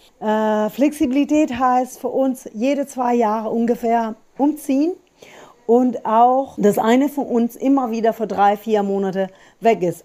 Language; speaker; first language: German; non-native, fluent; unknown